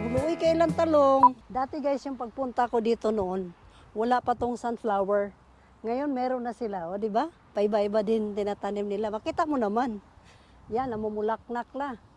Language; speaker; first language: Filipino; non-native, local second language; Cebuano